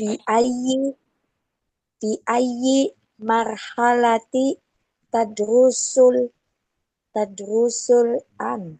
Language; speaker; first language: Arabic; non-native, learner; Indonesian